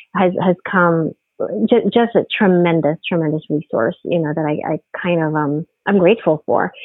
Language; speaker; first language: English; non-native, local second language; Filipino